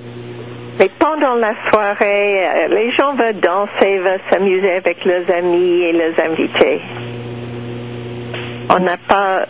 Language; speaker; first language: French; non-native, local second language; English